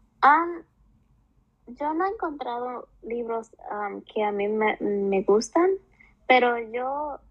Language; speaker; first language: Spanish; early bilingual, heritage; Spanish